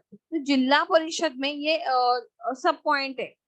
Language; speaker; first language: Hindi; non-native, local second language; Marathi